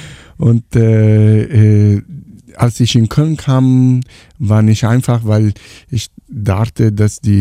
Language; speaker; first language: German; non-native, fluent; Italian